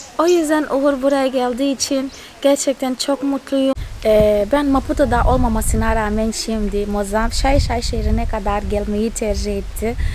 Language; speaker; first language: Turkish; non-native, fluent; Portuguese